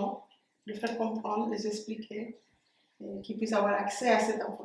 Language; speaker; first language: French; non-native, fluent; Spanish